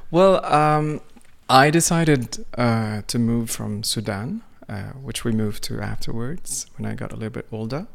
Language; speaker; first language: English; non-native, fluent; Arabic